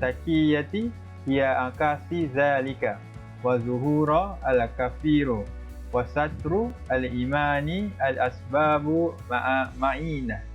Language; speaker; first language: Arabic; non-native, learner; Malay